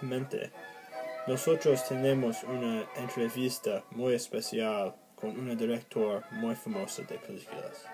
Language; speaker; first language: Spanish; non-native, learner; English